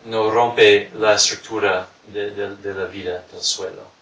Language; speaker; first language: Spanish; non-native, fluent; English